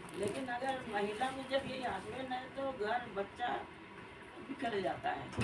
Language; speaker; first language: Hindi; non-native, local second language; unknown